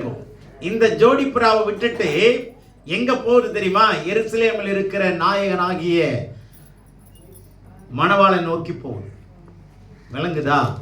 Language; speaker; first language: Tamil; native; Tamil